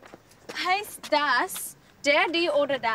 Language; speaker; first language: German; non-native, learner; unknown